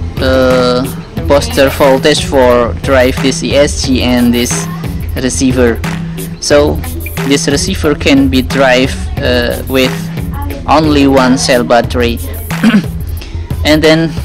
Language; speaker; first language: English; non-native, learner; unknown